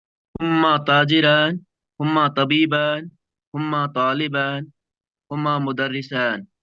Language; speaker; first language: Arabic; non-native, learner; Urdu